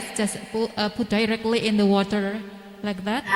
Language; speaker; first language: English; non-native, learner; Indonesian